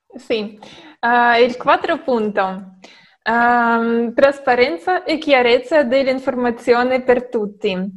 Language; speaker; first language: Italian; non-native, fluent; Russian